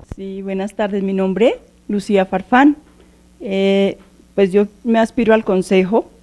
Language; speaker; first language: Spanish; native; Spanish